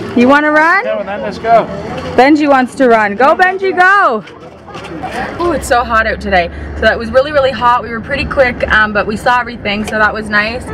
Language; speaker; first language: English; early bilingual, heritage; English